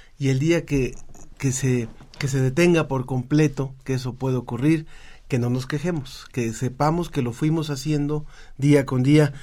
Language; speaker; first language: Spanish; native; Spanish